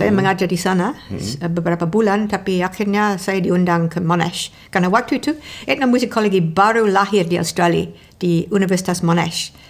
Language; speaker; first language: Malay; non-native, fluent; English